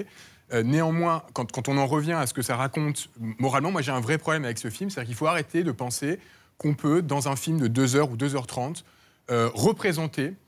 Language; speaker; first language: French; native; French